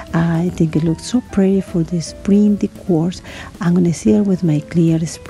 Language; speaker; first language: English; non-native, fluent; Spanish